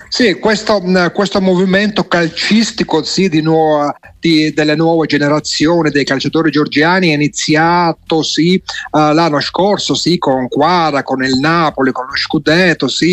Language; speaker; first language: Italian; non-native, fluent; Georgian